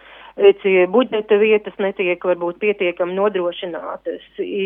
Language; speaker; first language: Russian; non-native, local second language; Latvian